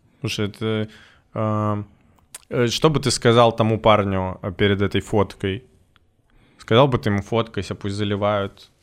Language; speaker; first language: Russian; native; Russian